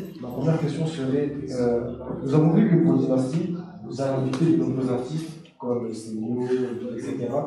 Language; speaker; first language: French; non-native, local second language; Lingala